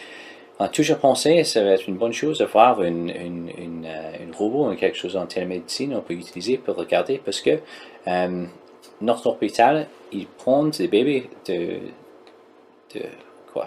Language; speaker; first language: French; non-native, learner; English